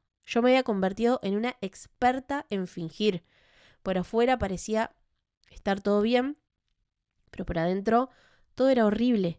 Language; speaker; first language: Spanish; native; Spanish